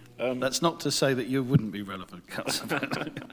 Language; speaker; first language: English; native; English